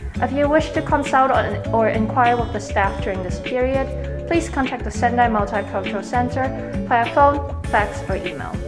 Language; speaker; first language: English; native; English